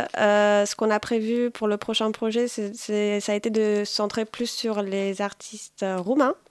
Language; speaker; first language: French; non-native, fluent; Polish